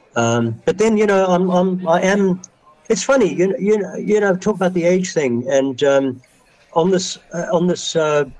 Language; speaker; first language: English; native; English